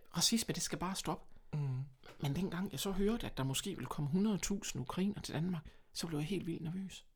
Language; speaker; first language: Danish; early bilingual, other home language; German